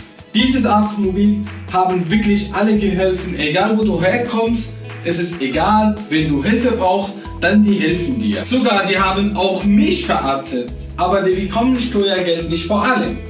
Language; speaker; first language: German; non-native, fluent; Arabic